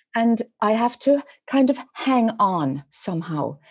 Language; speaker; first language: English; native; English